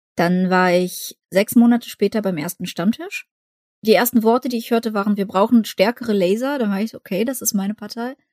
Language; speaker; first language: German; early bilingual, other home language; Russian